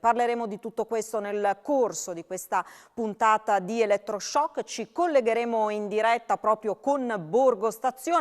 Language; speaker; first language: Italian; native; Italian